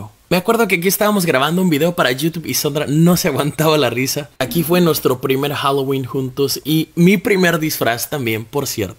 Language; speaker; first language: Spanish; native; Spanish